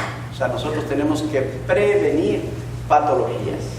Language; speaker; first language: Spanish; native; Spanish